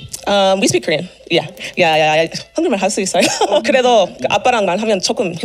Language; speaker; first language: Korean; non-native, fluent; English